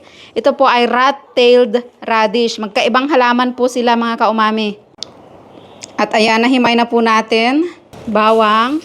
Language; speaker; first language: Filipino; non-native, local second language; Iloko